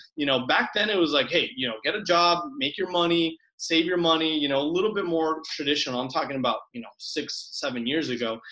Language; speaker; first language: English; early bilingual, other home language; Spanish